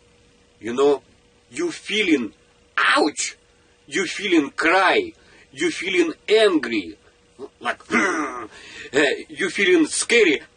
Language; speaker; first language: English; non-native, learner; Russian